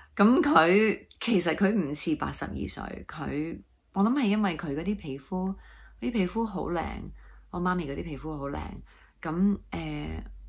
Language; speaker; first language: Cantonese; non-native, fluent; English